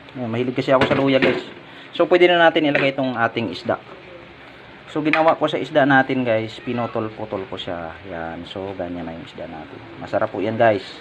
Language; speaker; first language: Filipino; non-native, local second language; Hiligaynon